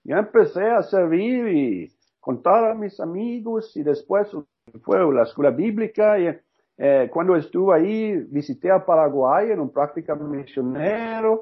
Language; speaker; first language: Spanish; non-native, learner; Norwegian